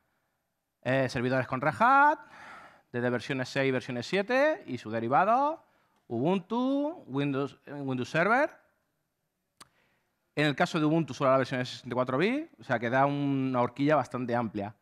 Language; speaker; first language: Spanish; native; Spanish